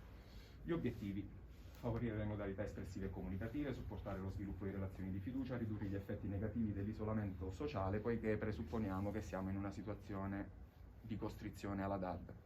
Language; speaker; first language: Italian; native; Italian